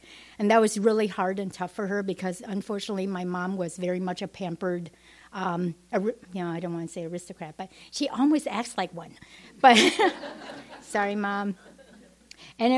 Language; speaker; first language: English; non-native, fluent; Vietnamese